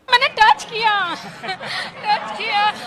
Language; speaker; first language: Hindi; non-native, local second language; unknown